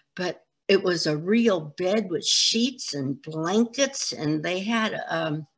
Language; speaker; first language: English; native; English